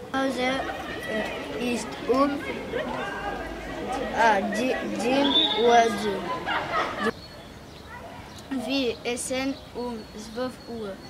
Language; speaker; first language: German; non-native, learner; French